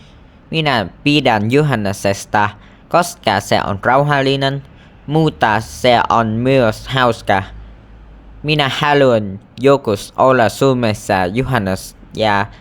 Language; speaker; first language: Finnish; non-native, learner; Vietnamese